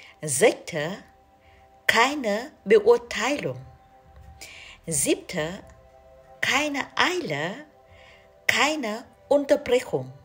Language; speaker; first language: German; non-native, learner; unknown